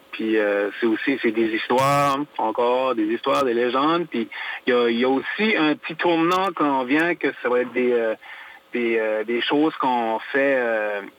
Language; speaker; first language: French; native; French